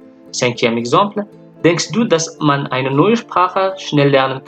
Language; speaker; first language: German; non-native, fluent; French